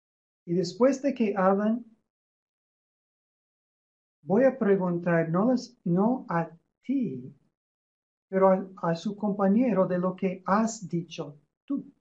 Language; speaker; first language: Spanish; non-native, fluent; English